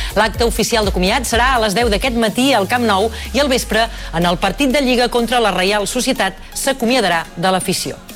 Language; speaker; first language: Catalan; native; Catalan